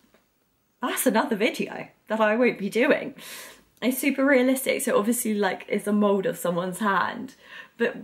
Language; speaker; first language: English; native; English